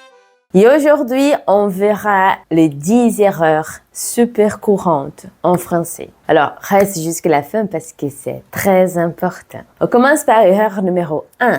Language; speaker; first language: French; non-native, fluent; Portuguese